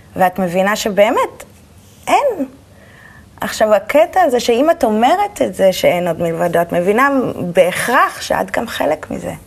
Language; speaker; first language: Hebrew; native; Hebrew